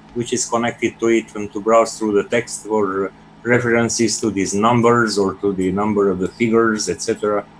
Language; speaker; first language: English; non-native, fluent; Hungarian